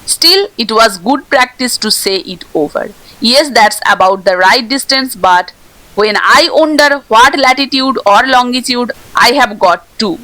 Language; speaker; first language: English; non-native, local second language; Bangla